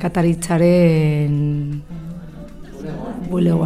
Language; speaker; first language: Basque; non-native, learner; Spanish